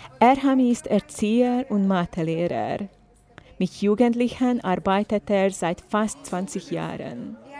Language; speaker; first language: German; non-native, fluent; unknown